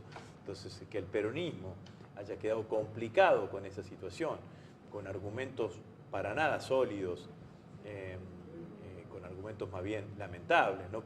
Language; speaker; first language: Spanish; native; Spanish